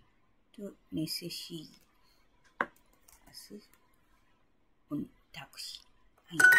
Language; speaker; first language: Spanish; non-native, learner; Japanese